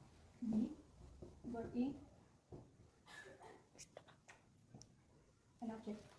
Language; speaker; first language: English; non-native, learner; Indonesian